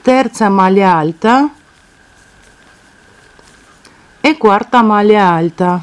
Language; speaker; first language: Italian; non-native, fluent; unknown